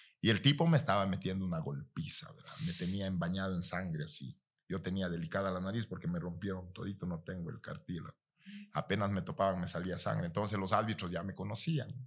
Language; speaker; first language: Spanish; native; Spanish